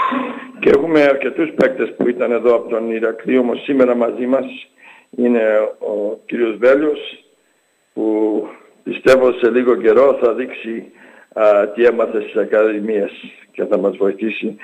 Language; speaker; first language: Greek; early bilingual, heritage; English